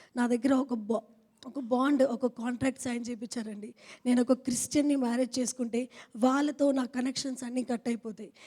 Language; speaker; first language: Telugu; non-native, fluent; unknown